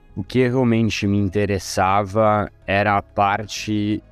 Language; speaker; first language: Portuguese; non-native, fluent; Italian